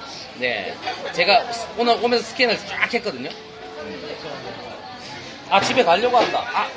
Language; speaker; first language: Korean; native; Korean